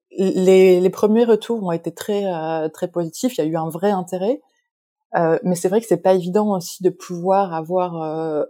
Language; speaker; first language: French; native; French